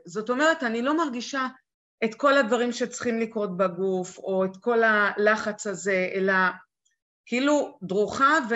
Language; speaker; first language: Hebrew; native; Hebrew